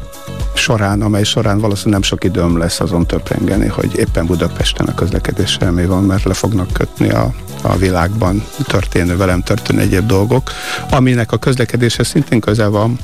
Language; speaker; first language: Hungarian; native; Hungarian